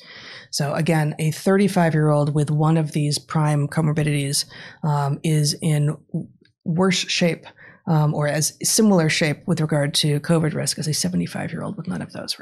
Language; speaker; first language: English; native; English